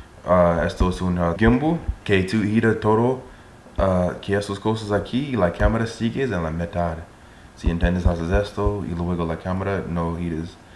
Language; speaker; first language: Spanish; non-native, learner; English